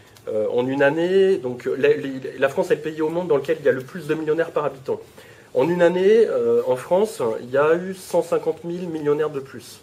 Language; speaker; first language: French; native; French